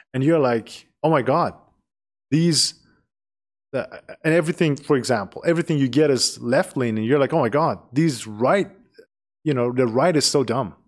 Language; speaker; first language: English; non-native, fluent; Persian